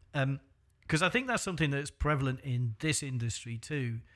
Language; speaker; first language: English; native; English